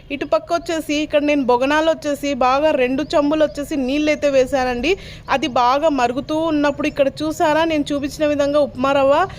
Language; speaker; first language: Telugu; non-native, local second language; Urdu